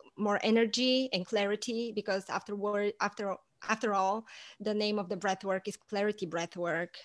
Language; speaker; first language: English; non-native, fluent; Portuguese